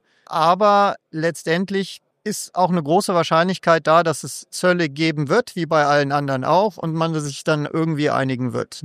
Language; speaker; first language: German; native; German